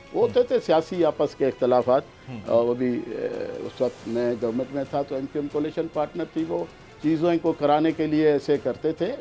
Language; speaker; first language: Urdu; non-native, local second language; Sindhi